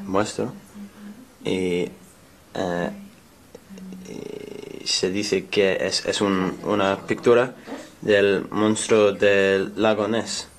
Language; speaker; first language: Spanish; non-native, learner; English